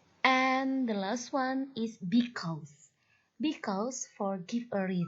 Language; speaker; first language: English; non-native, learner; Indonesian